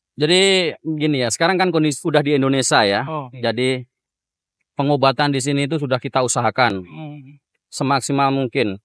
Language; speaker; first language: Indonesian; native; Indonesian